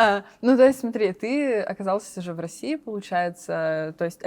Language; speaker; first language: Russian; native; Russian